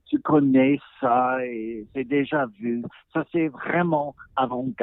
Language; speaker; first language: French; non-native, learner; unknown